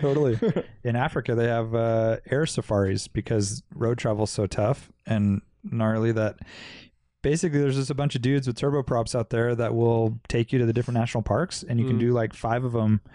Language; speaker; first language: English; native; English